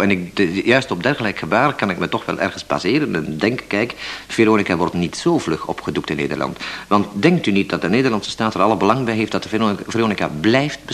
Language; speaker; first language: Dutch; native; Dutch